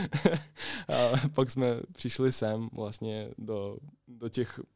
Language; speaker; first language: Czech; non-native, fluent; Ukrainian